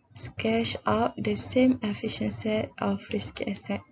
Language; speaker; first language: English; non-native, local second language; Malay